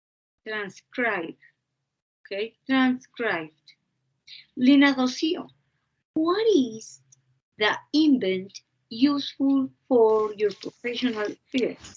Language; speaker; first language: English; non-native, fluent; Spanish